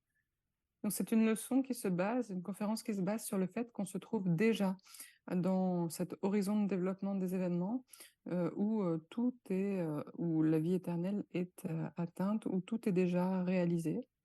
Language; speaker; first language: French; native; French